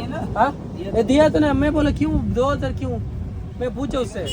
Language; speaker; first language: Hindi; non-native, local second language; Kannada